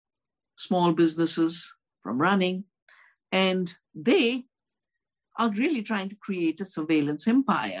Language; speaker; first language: English; non-native, local second language; Hindi